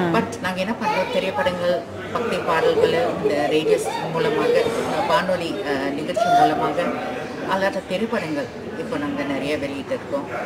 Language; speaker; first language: Tamil; early bilingual, heritage; Tamil